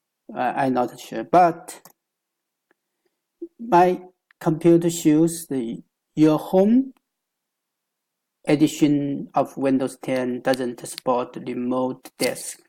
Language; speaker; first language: English; non-native, learner; Chinese